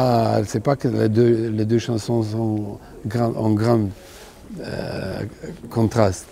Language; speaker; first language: French; non-native, fluent; Serbian